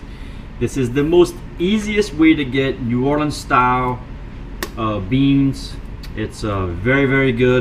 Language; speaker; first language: English; native; English